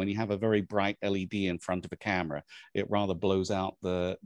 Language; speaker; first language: English; native; English